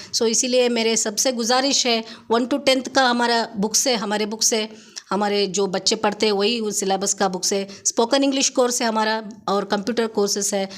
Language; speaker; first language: Hindi; non-native, local second language; Kannada